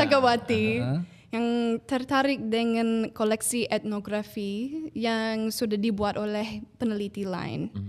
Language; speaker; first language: Indonesian; non-native, fluent; English